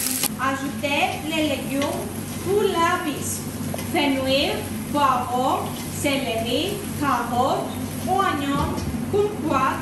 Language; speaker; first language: French; non-native, learner; Greek